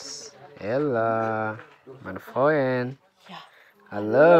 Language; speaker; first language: German; non-native, learner; Arabic